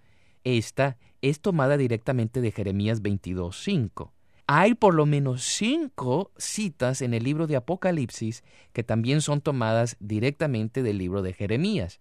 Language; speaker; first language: Spanish; native; Spanish